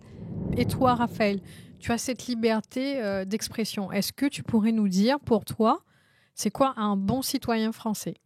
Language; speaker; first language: French; native; French